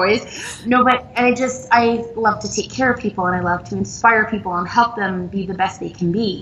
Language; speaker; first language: English; native; English